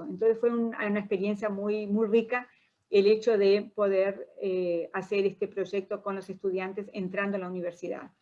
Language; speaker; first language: Spanish; non-native, fluent; Portuguese